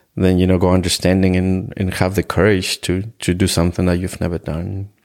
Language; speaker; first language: English; non-native, fluent; Spanish